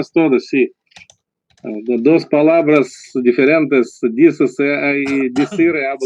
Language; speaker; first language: Spanish; non-native, learner; Russian